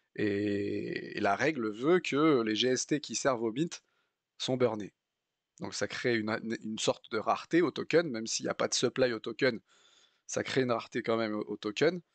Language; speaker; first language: French; native; French